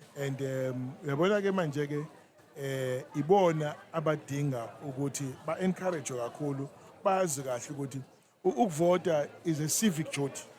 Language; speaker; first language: Zulu; native; Zulu